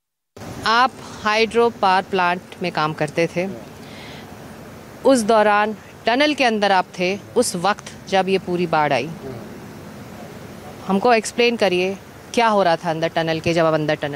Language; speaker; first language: Hindi; native; Hindi